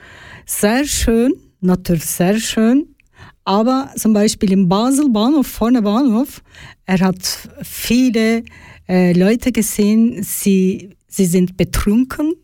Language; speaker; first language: German; non-native, learner; Turkish